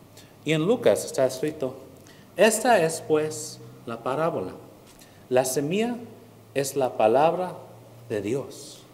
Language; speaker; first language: Spanish; early bilingual, heritage; Spanish